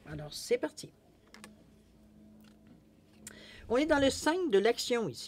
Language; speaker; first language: French; native; French